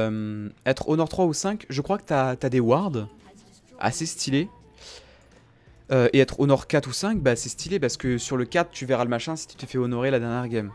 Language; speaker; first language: French; native; French